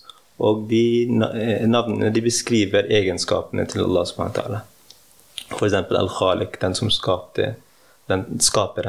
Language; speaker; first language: Norwegian; early bilingual, heritage; Norwegian